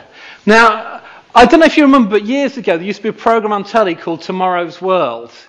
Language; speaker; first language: English; native; English